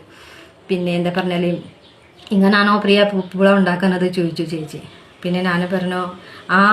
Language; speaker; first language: Malayalam; non-native, local second language; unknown